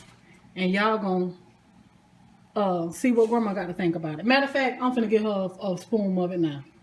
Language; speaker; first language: English; native; English